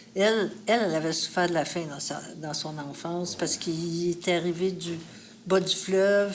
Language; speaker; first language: French; native; French